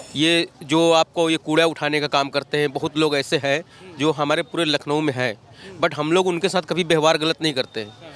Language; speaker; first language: Hindi; native; Hindi